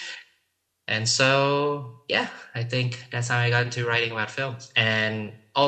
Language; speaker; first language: English; non-native, fluent; Vietnamese